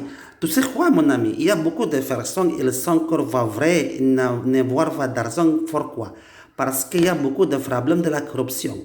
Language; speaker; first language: French; non-native, learner; Indonesian